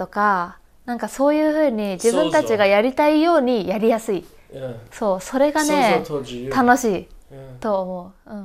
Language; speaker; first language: Japanese; native; Japanese